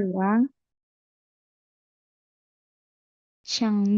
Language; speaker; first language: Chinese; non-native, learner; Indonesian